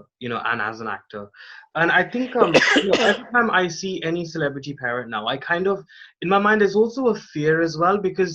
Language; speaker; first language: English; non-native, local second language; Hindi